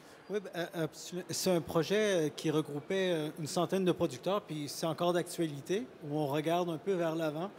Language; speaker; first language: French; native; French